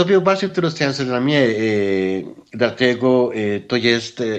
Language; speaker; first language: Polish; non-native, learner; Spanish